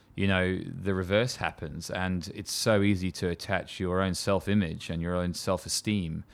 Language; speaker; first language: English; native; English